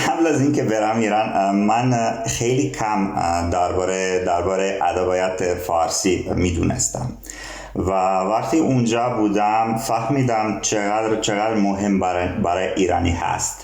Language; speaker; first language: Persian; non-native, learner; Serbian